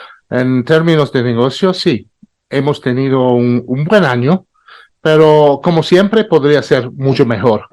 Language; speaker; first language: Spanish; non-native, fluent; English